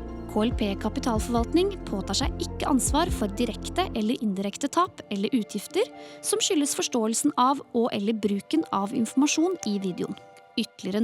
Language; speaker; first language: Norwegian; native; Norwegian